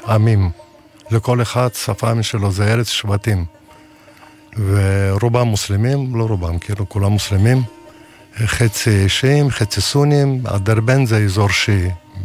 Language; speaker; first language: Hebrew; non-native, fluent; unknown